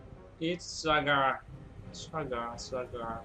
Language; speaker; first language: English; non-native, learner; Vietnamese